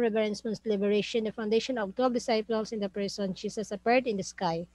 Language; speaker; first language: English; non-native, local second language; Cebuano